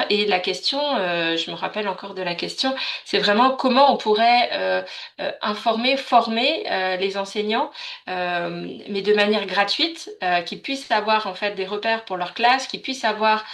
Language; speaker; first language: French; native; French